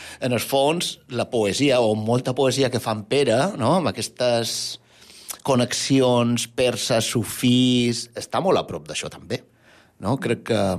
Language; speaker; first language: Catalan; native; Catalan